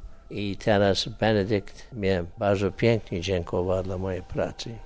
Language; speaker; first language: Polish; early bilingual, heritage; English